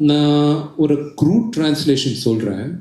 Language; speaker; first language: Tamil; early bilingual, heritage; Telugu